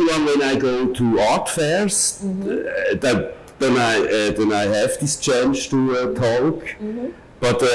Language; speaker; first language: English; non-native, learner; German